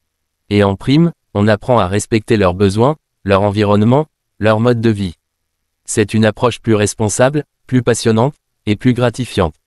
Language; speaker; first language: French; native; French